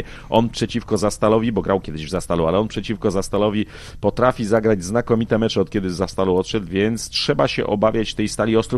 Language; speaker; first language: Polish; native; Polish